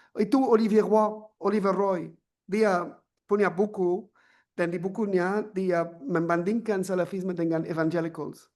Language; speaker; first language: Indonesian; non-native, learner; French